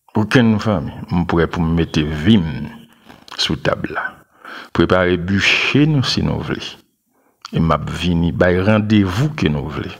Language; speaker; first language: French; non-native, local second language; Haitian Creole